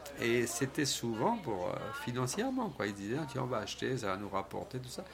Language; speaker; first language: French; native; French